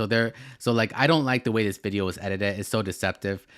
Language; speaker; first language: English; native; English